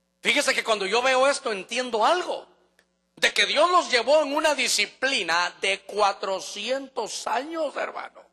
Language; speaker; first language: Spanish; native; Spanish